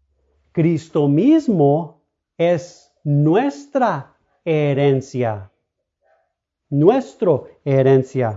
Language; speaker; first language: Spanish; early bilingual, heritage; Spanish